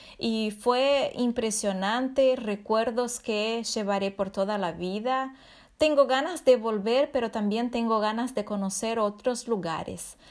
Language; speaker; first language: Spanish; non-native, fluent; Portuguese